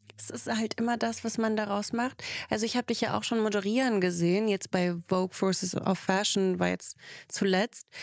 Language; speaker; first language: German; early bilingual, other home language; Russian